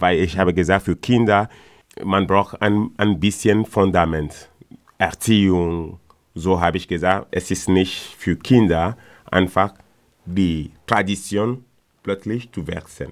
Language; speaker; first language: German; non-native, learner; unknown